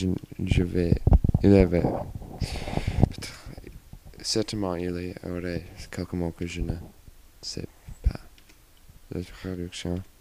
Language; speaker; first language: French; non-native, learner; English